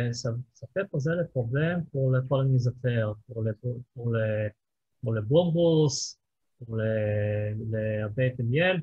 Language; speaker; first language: French; non-native, fluent; Hebrew